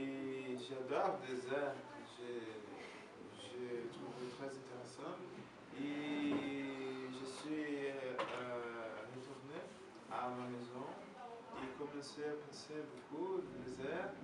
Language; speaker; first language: French; non-native, learner; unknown